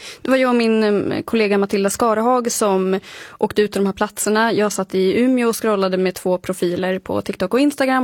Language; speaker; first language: Swedish; native; Swedish